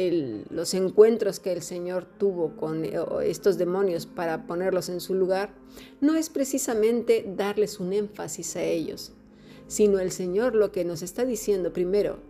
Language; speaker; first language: Spanish; native; Spanish